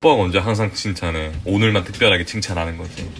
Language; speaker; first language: Korean; native; Korean